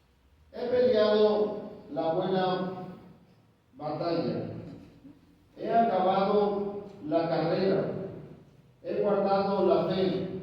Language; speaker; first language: Spanish; native; Spanish